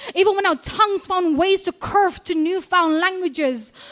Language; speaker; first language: English; non-native, local second language; Malay